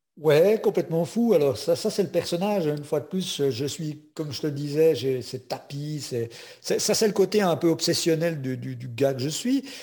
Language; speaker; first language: French; native; French